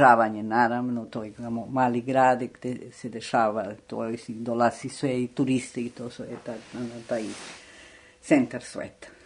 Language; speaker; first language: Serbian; non-native, fluent; Spanish